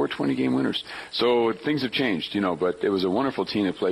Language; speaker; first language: English; native; English